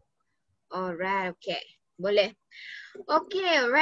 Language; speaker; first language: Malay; non-native, local second language; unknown